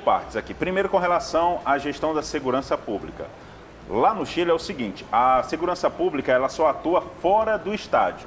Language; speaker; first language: Portuguese; native; Portuguese